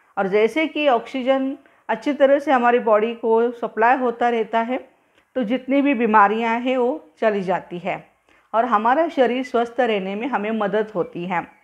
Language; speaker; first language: Hindi; non-native, local second language; Marathi